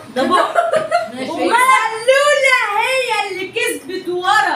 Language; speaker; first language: Arabic; native; Arabic